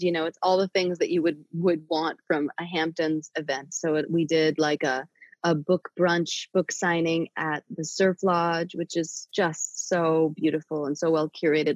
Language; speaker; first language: English; native; English